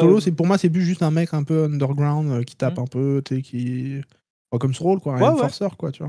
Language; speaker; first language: French; native; French